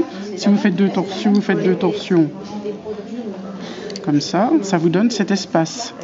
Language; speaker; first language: French; native; French